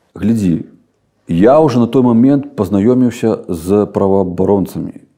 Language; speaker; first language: Belarusian; non-native, local second language; Russian